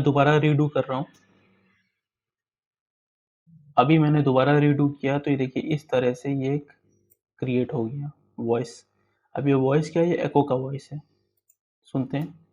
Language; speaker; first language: Hindi; native; Hindi